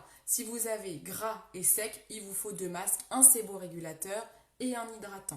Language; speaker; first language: French; native; French